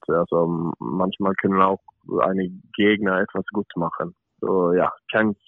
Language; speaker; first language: German; non-native, fluent; Swedish